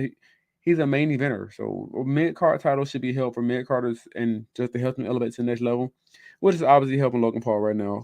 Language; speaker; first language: English; native; English